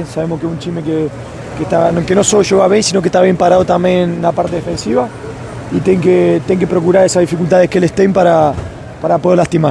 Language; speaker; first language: Portuguese; non-native, learner; Spanish